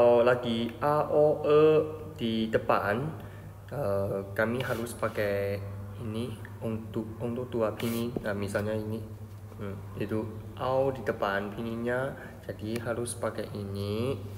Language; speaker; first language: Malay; non-native, fluent; Chinese